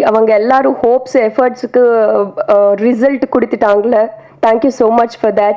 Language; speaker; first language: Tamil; non-native, learner; Telugu